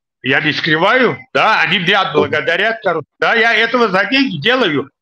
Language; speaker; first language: Russian; non-native, local second language; Tajik